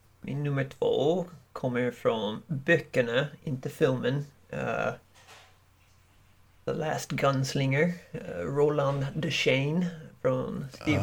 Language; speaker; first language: Swedish; non-native, learner; English